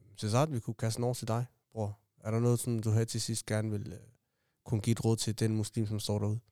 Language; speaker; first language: Danish; early bilingual, other home language; Somali